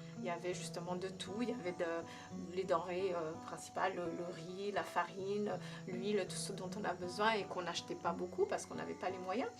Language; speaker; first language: French; early bilingual, other home language; Kabuverdianu